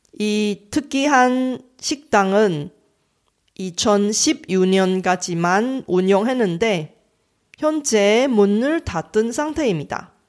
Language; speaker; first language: Korean; non-native, fluent; Chinese